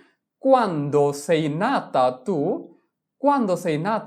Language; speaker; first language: Italian; non-native, fluent; Bangla